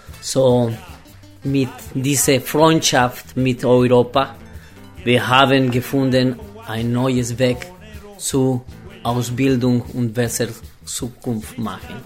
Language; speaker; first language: German; non-native, learner; Spanish